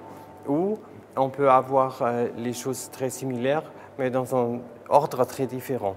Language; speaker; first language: French; non-native, fluent; German